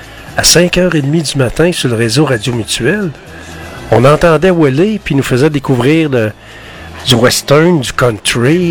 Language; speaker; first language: French; native; French